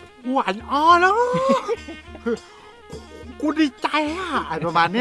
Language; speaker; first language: Thai; non-native, local second language; Khmer